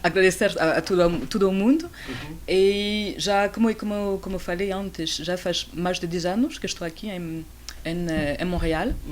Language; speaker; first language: Portuguese; non-native, fluent; French